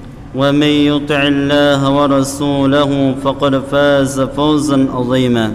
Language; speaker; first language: Arabic; non-native, fluent; Indonesian